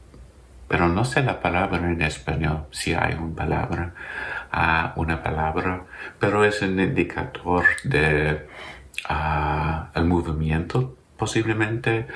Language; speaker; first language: Spanish; non-native, learner; English